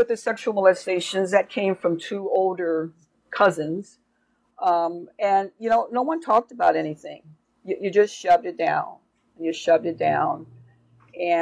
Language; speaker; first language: English; native; English